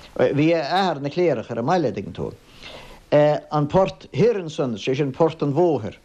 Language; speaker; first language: Irish; native; Irish